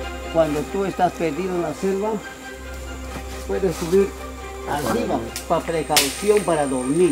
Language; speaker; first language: Spanish; non-native, local second language; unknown